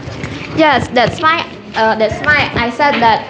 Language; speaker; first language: English; non-native, learner; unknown